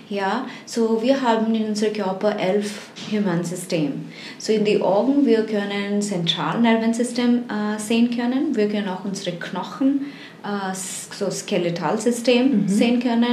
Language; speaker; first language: German; non-native, fluent; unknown